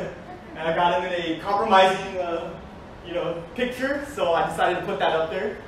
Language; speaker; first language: English; native; English